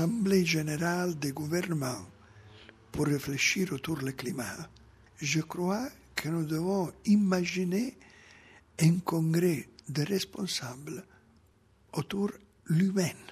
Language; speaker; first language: French; non-native, fluent; Italian